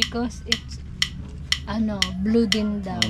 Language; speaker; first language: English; non-native, local second language; Filipino